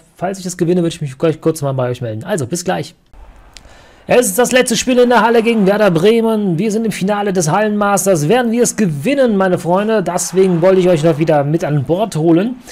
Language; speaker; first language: German; native; German